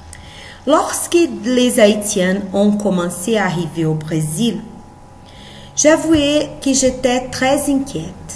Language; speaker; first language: French; non-native, learner; Portuguese